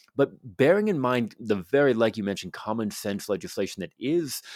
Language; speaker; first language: English; native; English